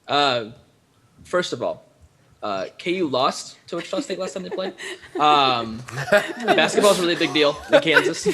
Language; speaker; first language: English; native; English